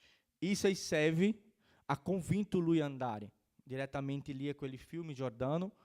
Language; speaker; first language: Italian; non-native, learner; Portuguese